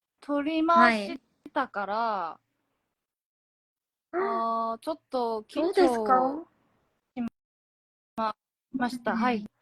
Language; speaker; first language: Japanese; non-native, learner; Korean